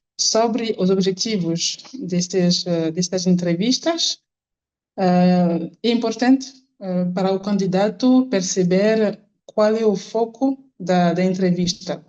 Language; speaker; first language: Portuguese; non-native, fluent; French